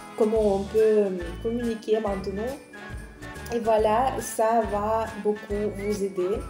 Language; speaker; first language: French; non-native, fluent; Russian